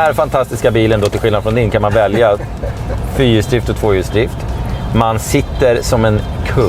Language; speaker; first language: Swedish; native; Swedish